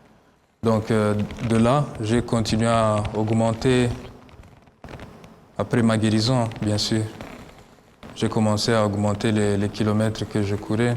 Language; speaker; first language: French; non-native, local second language; Kinyarwanda